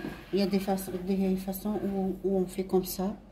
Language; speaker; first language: French; non-native, local second language; Arabic